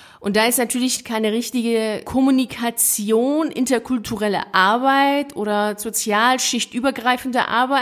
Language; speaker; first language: German; native; German